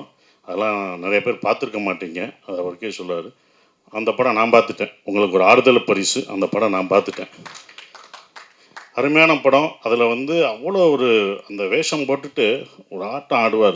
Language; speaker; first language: Tamil; native; Tamil